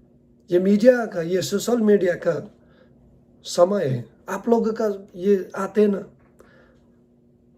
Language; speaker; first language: Hindi; non-native, learner; Nepali